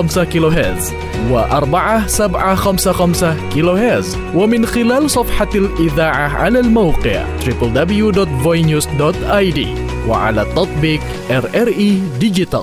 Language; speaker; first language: Arabic; non-native, fluent; Indonesian